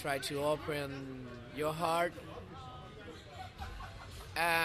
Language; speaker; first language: English; non-native, fluent; Spanish